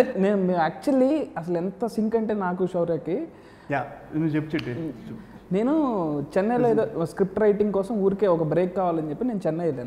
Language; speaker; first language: Telugu; native; Telugu